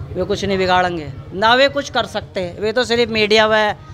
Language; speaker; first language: Hindi; native; Hindi